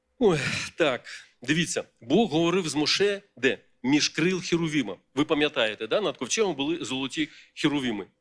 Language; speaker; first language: Ukrainian; non-native, local second language; Russian